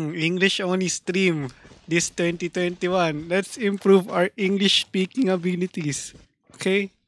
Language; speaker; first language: English; non-native, local second language; Filipino